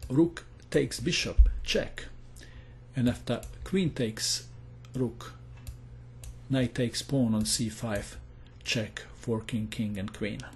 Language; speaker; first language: English; non-native, fluent; Croatian